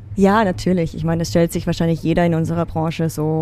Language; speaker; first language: German; native; German